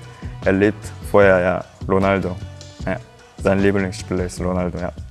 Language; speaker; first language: German; non-native, learner; Korean